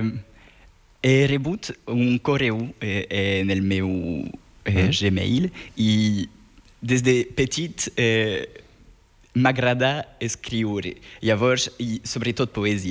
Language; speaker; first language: Catalan; non-native, fluent; French